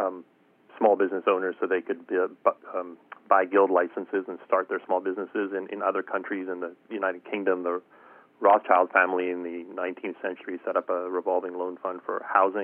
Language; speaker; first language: English; native; English